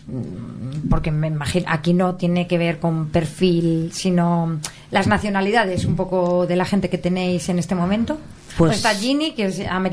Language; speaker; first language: Spanish; native; Spanish